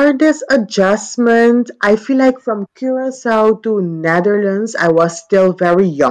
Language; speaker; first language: English; non-native, fluent; Papiamento